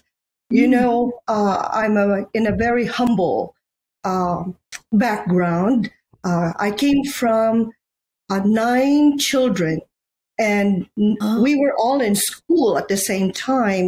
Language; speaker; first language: English; non-native, local second language; Hiligaynon